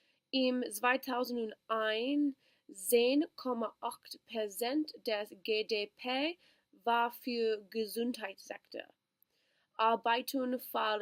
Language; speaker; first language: German; non-native, learner; English